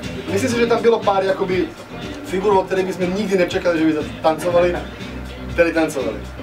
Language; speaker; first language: Czech; non-native, fluent; Serbian